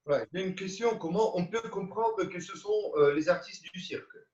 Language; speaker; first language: French; non-native, fluent; Romanian